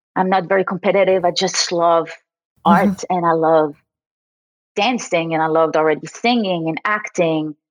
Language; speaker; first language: English; early bilingual, other home language; French